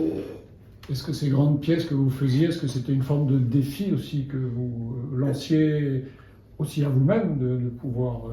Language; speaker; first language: French; native; French